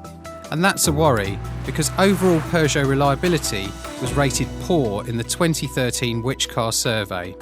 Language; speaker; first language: English; native; English